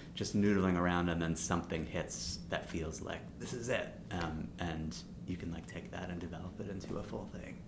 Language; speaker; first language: English; native; English